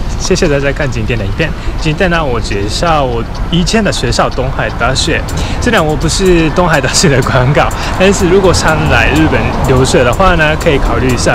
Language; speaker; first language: Chinese; non-native, fluent; Japanese